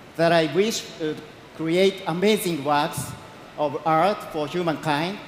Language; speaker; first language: English; non-native, learner; Japanese